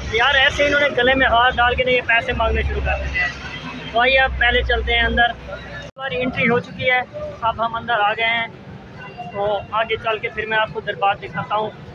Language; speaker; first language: Urdu; non-native, local second language; Saraiki